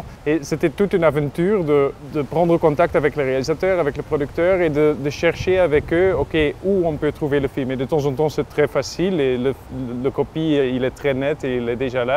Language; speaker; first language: French; non-native, local second language; Dutch